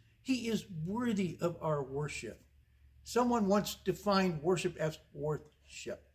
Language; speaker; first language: English; native; English